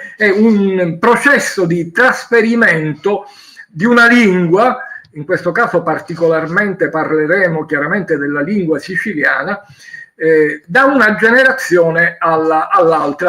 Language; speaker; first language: Italian; native; Italian